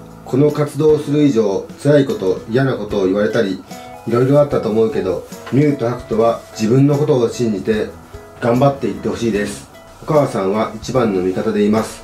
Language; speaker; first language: Japanese; native; Japanese